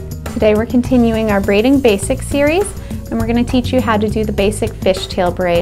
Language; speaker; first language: English; native; English